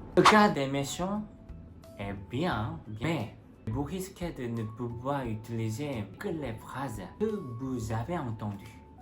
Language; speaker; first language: French; non-native, fluent; Korean